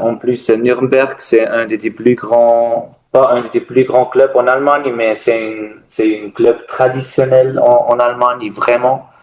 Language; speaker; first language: French; non-native, learner; German